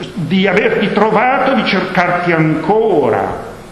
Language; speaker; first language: Italian; non-native, local second language; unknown